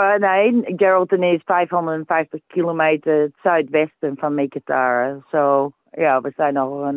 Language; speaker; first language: Dutch; early bilingual, heritage; Dutch